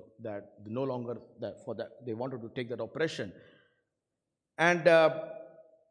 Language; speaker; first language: English; non-native, local second language; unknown